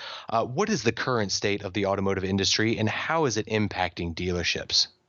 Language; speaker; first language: English; native; English